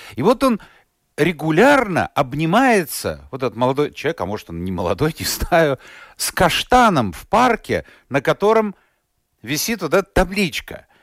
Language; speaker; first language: Russian; native; Russian